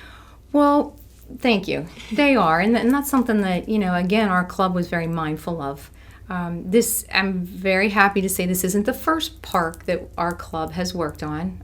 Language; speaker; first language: English; native; English